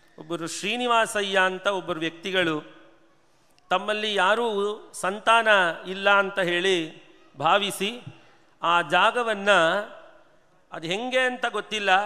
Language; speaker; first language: Kannada; non-native, local second language; Telugu